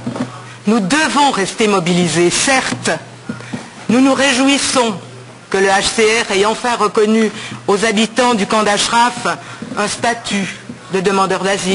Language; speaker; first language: French; native; French